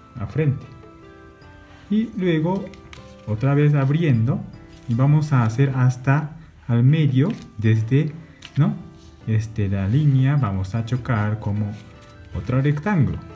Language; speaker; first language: Spanish; non-native, learner; Japanese